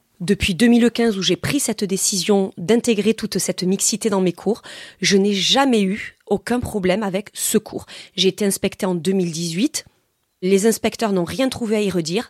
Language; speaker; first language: French; native; French